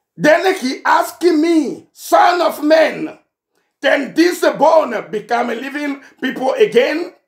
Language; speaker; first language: English; non-native, fluent; Ewe